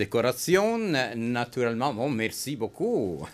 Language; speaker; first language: French; non-native, learner; Italian